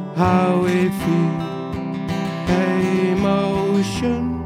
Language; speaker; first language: French; native; French